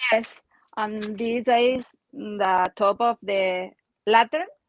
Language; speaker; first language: English; non-native, learner; Spanish